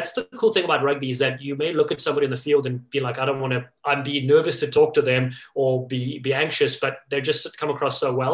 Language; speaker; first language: English; native; English